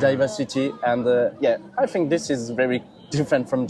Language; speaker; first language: English; non-native, fluent; French